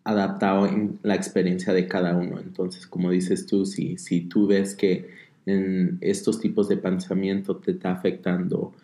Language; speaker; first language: Spanish; early bilingual, heritage; Spanish